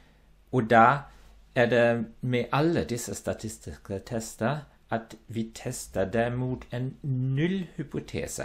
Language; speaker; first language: Norwegian; non-native, fluent; German